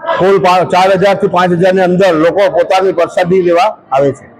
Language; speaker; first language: Gujarati; native; Gujarati